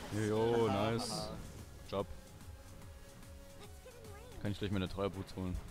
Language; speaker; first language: German; native; German